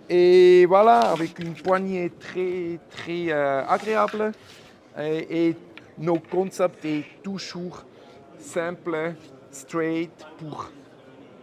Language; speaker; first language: French; non-native, fluent; German